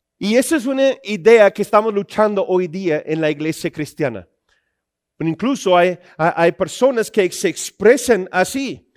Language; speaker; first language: Spanish; non-native, fluent; English